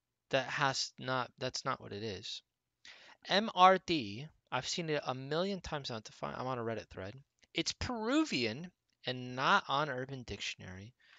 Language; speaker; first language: English; native; English